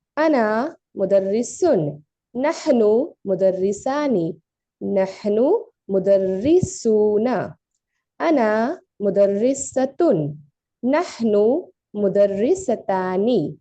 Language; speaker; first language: Arabic; non-native, learner; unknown